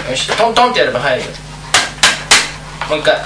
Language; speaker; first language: Japanese; native; Japanese